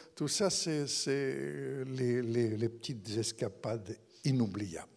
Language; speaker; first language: French; non-native, fluent; Ukrainian